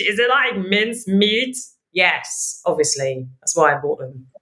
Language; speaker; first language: English; native; English